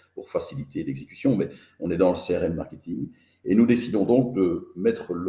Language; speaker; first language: French; native; French